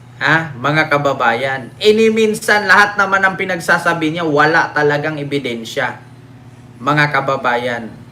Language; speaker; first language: Filipino; non-native, local second language; Cebuano